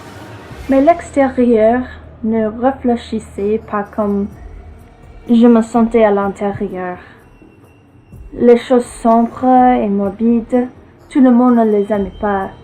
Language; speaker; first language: French; non-native, learner; English